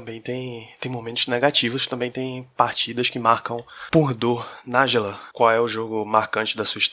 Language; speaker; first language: Portuguese; native; Portuguese